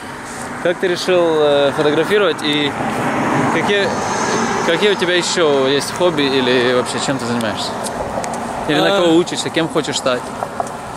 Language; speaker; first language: Russian; native; Russian